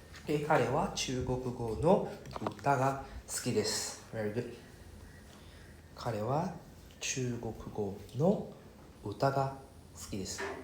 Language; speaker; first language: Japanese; non-native, fluent; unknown